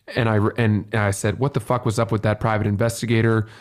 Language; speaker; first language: English; native; English